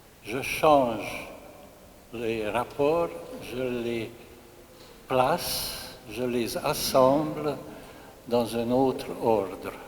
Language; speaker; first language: French; non-native, fluent; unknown